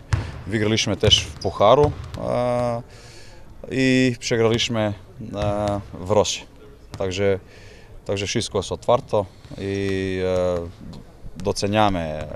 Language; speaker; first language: Polish; non-native, fluent; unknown